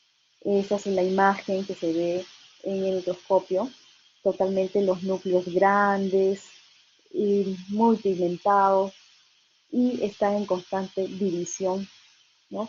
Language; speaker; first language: Spanish; native; Spanish